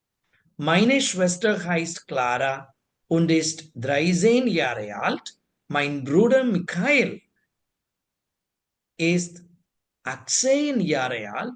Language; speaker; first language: German; non-native, fluent; Malayalam